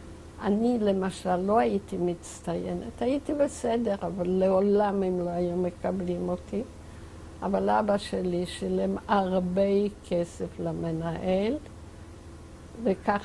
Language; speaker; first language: Hebrew; non-native, fluent; Yiddish